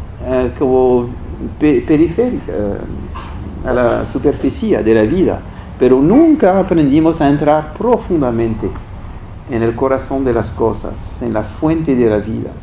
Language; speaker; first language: Spanish; non-native, fluent; French